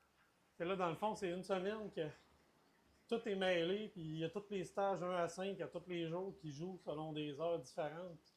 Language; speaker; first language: French; native; French